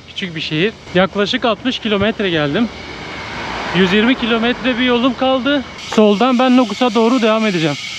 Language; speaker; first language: Turkish; native; Turkish